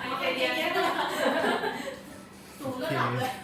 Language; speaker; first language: Thai; native; Thai